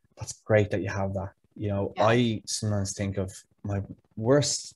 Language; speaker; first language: English; native; English